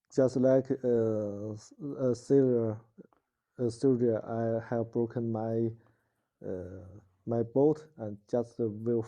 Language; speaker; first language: English; non-native, learner; Chinese